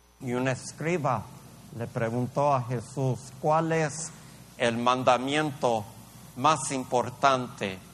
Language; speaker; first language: Spanish; early bilingual, heritage; Spanish